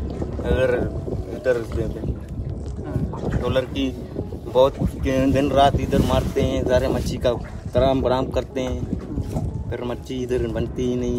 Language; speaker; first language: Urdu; non-native, local second language; Baluchi